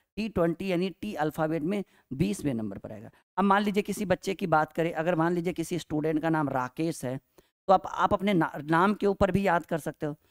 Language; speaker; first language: Hindi; native; Hindi